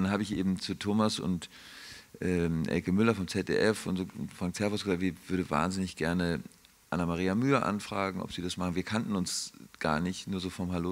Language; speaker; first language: German; native; German